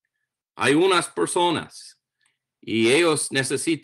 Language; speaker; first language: Spanish; non-native, learner; English